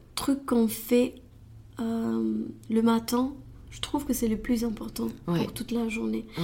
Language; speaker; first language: French; non-native, fluent; Romanian